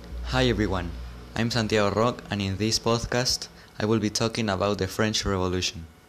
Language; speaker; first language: English; non-native, learner; Spanish